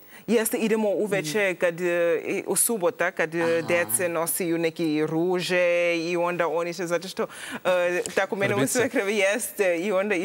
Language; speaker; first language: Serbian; non-native, learner; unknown